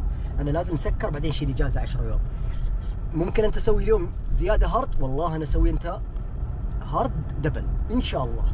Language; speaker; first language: Arabic; non-native, learner; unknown